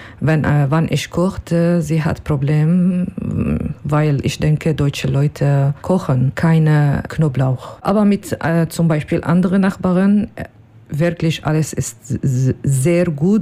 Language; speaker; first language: German; non-native, learner; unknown